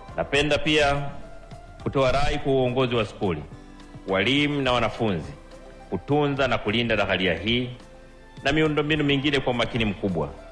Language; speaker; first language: Swahili; native; Swahili